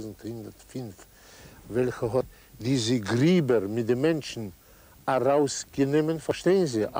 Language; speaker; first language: German; non-native, learner; Yiddish